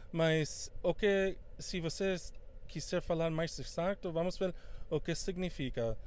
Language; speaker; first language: Portuguese; non-native, fluent; Spanish